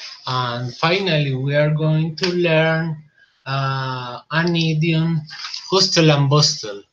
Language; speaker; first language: English; non-native, learner; Spanish